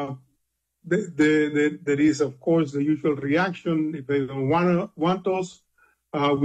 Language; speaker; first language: English; non-native, fluent; Spanish